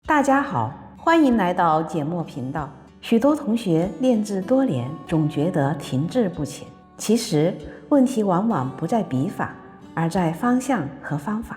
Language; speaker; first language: Chinese; native; Chinese